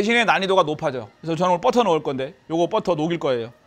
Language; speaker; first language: Korean; native; Korean